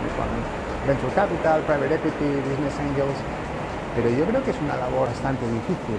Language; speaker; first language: Spanish; native; Spanish